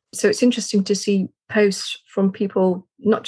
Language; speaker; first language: English; native; English